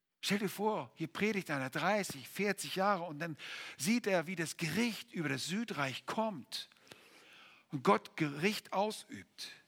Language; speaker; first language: German; native; German